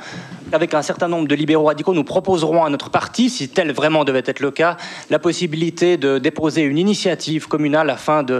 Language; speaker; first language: French; native; French